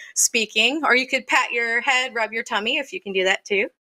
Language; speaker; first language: English; native; English